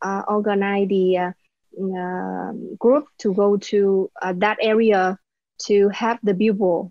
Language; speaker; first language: English; non-native, learner; Vietnamese